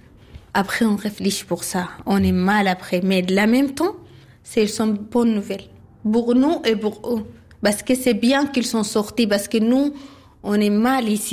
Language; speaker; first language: French; non-native, learner; Arabic